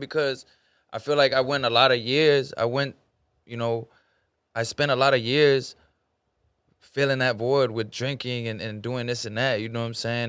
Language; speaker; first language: English; early bilingual, other home language; Spanish